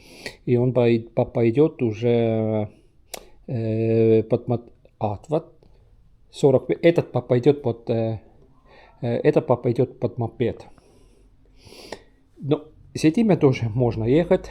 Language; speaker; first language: Russian; non-native, local second language; Estonian